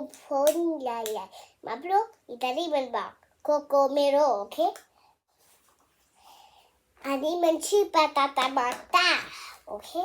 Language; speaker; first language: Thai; early bilingual, heritage; Thai